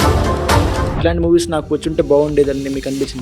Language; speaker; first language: Telugu; native; Telugu